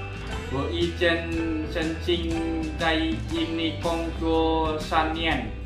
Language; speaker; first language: Chinese; non-native, learner; Javanese